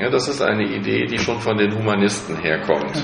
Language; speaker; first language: German; non-native, fluent; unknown